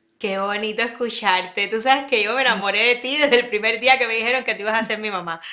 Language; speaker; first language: Spanish; native; Spanish